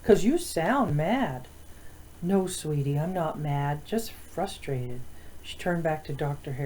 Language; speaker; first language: English; native; English